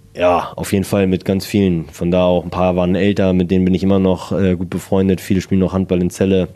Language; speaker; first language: German; native; German